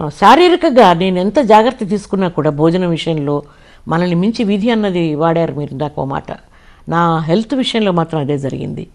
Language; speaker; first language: Telugu; non-native, local second language; English